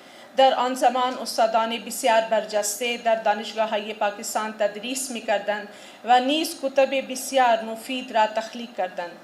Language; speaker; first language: Persian; non-native, fluent; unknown